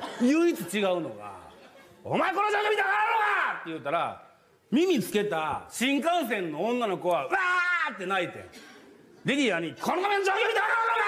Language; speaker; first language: Japanese; native; Japanese